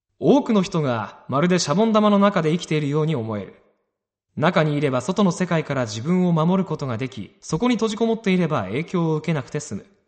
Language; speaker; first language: Japanese; native; Japanese